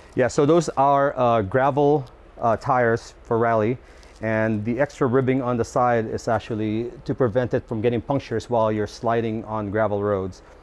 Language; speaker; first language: English; non-native, local second language; Filipino